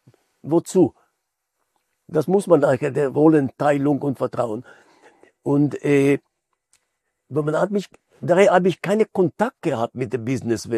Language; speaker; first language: German; non-native, fluent; Hebrew